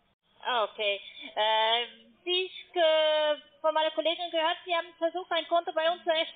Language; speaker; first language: German; non-native, learner; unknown